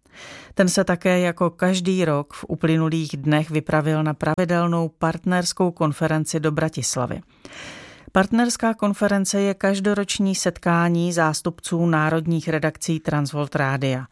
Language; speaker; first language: Czech; native; Czech